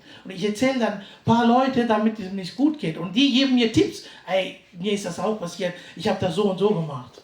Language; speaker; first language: German; non-native, fluent; Tamil